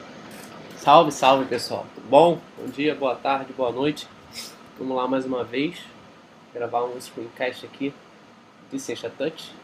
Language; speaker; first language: Portuguese; native; Portuguese